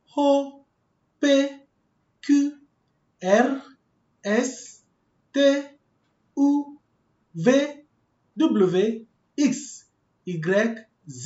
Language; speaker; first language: French; non-native, fluent; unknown